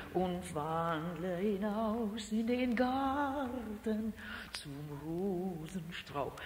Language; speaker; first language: German; native; German